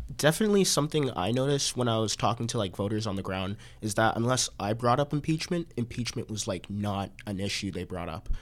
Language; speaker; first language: English; native; English